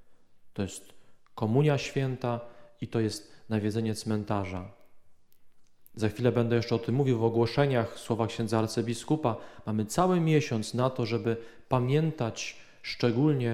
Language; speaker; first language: Polish; native; Polish